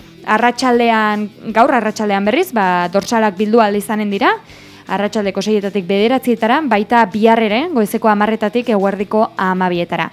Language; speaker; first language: Basque; native; Basque